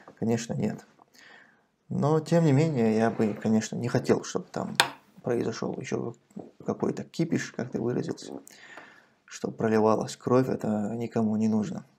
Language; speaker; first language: Russian; non-native, local second language; Chechen